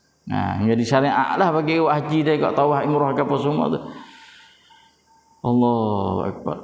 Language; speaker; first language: Malay; native; Malay